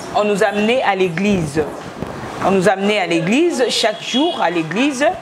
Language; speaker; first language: French; non-native, local second language; Lingala